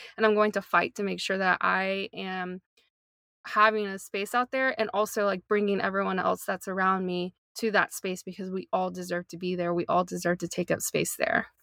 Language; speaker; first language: English; native; English